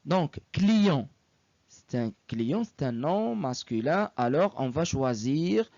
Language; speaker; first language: French; non-native, local second language; Arabic